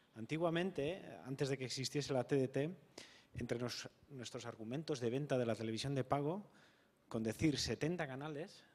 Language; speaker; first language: Spanish; native; Spanish